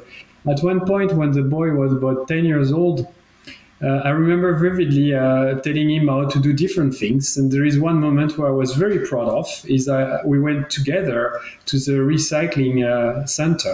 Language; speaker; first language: English; non-native, fluent; French